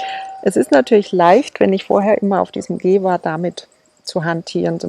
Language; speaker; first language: German; native; German